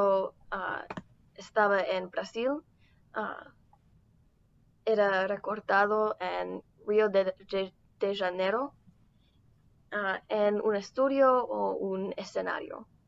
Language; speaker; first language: Spanish; non-native, learner; English